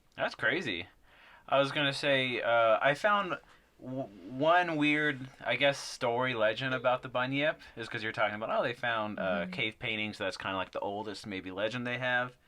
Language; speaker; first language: English; native; English